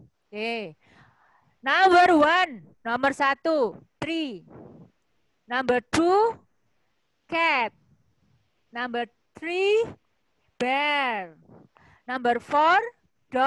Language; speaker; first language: English; non-native, fluent; Indonesian